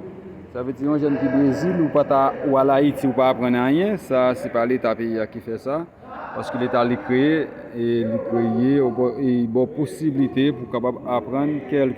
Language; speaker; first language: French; non-native, local second language; Haitian Creole